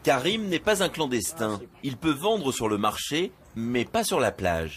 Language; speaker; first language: French; native; French